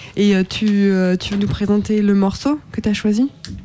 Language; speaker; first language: French; native; French